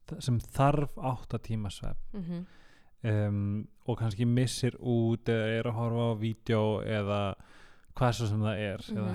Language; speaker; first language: Icelandic; native; Icelandic